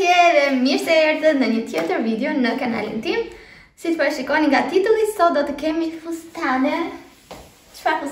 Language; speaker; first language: Albanian; early bilingual, heritage; Albanian